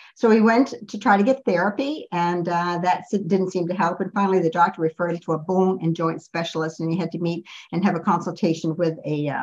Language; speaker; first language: English; native; English